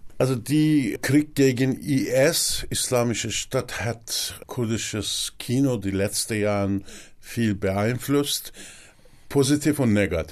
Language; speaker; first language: German; non-native, learner; Kurdish